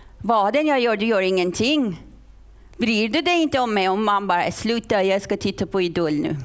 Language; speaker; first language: Swedish; non-native, fluent; Persian